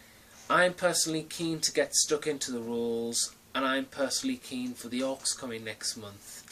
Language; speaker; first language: English; native; English